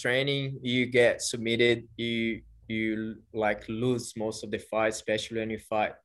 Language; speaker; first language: English; non-native, fluent; Portuguese